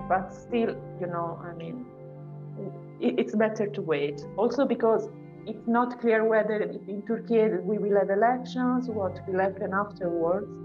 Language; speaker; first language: English; non-native, fluent; Italian